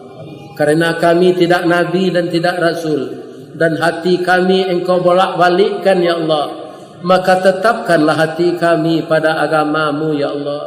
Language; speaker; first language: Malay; non-native, local second language; Minangkabau